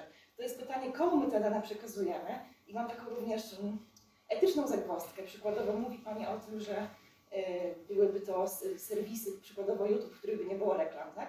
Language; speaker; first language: Polish; native; Polish